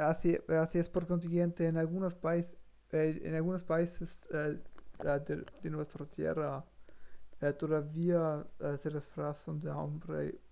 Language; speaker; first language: Spanish; non-native, learner; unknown